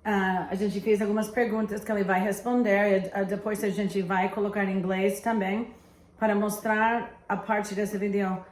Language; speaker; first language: Portuguese; non-native, fluent; English